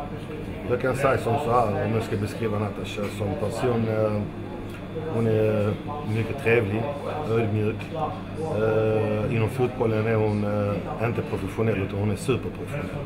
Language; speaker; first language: Swedish; early bilingual, other home language; Macedonian